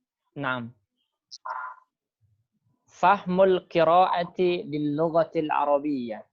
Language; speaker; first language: Arabic; non-native, fluent; Indonesian